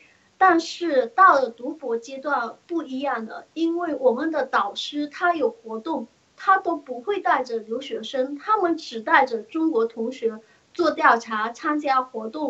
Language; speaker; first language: Chinese; early bilingual, heritage; Chinese